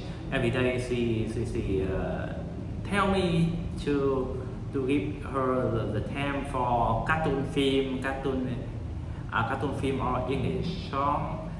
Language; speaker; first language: English; non-native, learner; Vietnamese